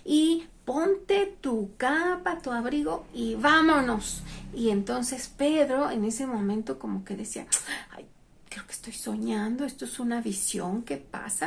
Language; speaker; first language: Spanish; native; Spanish